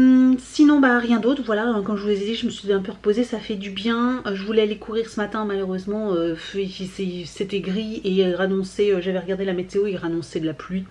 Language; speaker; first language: French; native; French